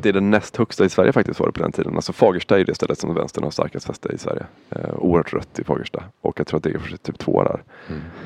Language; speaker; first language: Swedish; native; Swedish